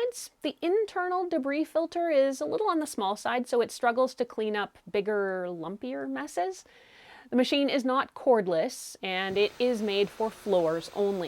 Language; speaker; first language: English; native; English